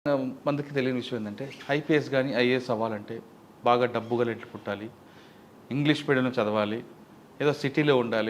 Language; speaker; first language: Telugu; native; Telugu